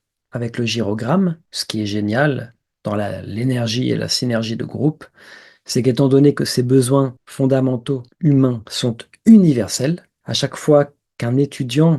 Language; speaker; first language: French; native; French